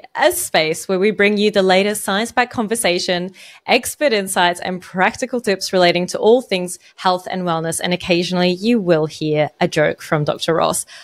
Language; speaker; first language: English; non-native, fluent; Arabic